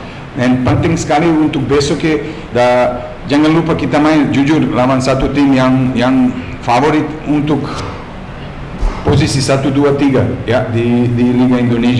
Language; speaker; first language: Indonesian; non-native, fluent; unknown